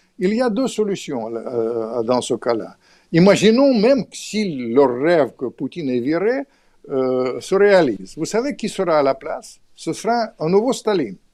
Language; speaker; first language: French; non-native, fluent; Russian